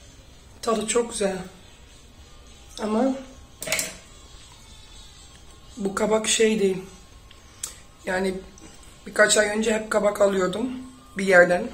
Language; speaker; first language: Turkish; early bilingual, heritage; Dutch